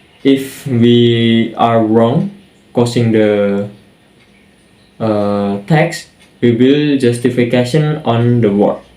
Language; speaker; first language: English; non-native, learner; Indonesian